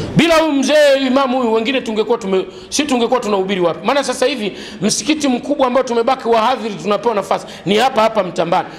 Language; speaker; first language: Swahili; native; Swahili